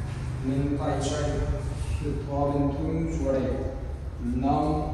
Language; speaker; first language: Vietnamese; non-native, learner; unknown